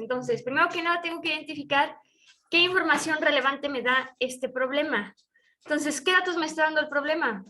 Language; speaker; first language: Spanish; native; Spanish